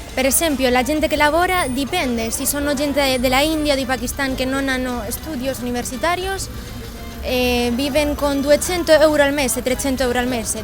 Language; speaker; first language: Italian; non-native, learner; Spanish